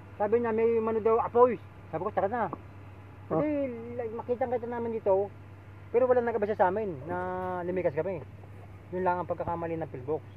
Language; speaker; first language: Filipino; native; Filipino